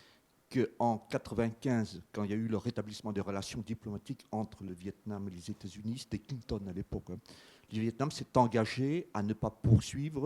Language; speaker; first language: French; native; French